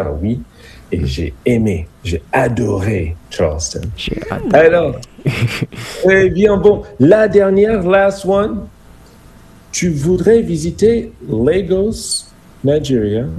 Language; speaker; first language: French; non-native, fluent; English